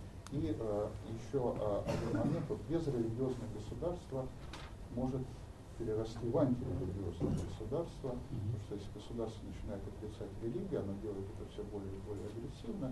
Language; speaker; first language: Russian; native; Russian